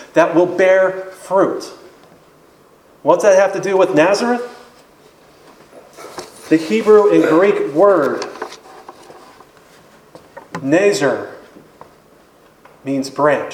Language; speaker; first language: English; native; English